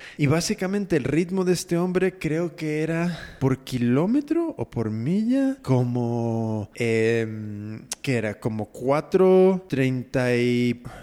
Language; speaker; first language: Spanish; native; Spanish